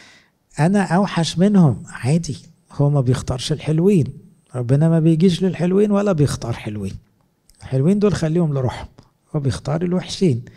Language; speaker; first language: Arabic; native; Arabic